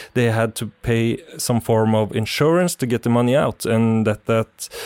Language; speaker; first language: English; non-native, fluent; Norwegian